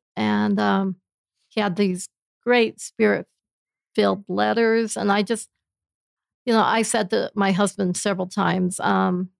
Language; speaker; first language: English; native; English